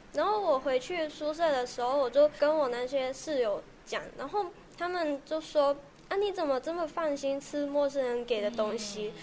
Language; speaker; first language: Chinese; non-native, local second language; Cantonese